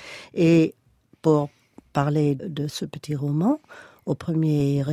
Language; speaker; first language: French; non-native, fluent; Dutch